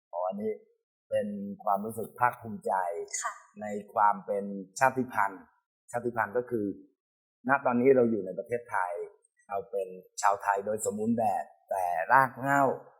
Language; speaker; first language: Thai; native; Thai